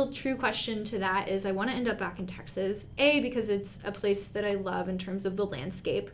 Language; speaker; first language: English; native; English